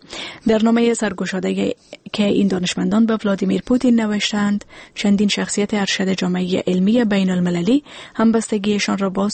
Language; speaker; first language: Persian; native; Persian